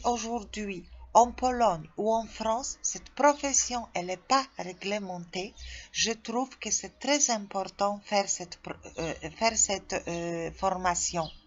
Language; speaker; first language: French; non-native, fluent; Polish